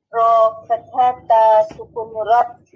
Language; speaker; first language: Arabic; non-native, learner; Bangla